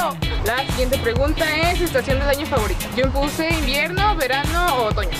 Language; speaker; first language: Spanish; native; Spanish